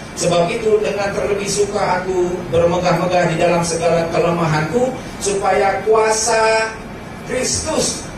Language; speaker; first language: Indonesian; early bilingual, heritage; Indonesian